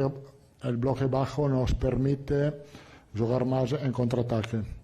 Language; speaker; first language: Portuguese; non-native, learner; Italian